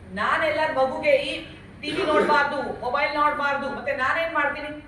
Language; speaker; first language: Kannada; non-native, learner; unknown